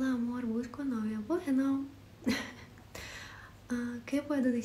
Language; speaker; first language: Spanish; non-native, learner; Ukrainian